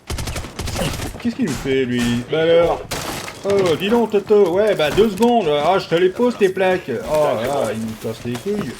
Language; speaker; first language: French; native; French